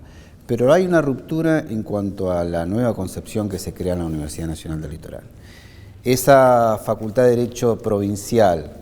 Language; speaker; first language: Spanish; native; Spanish